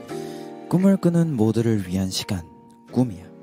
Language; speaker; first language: Korean; native; Korean